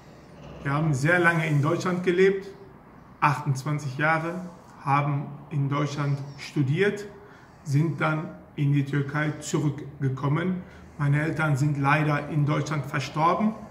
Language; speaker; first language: German; early bilingual, other home language; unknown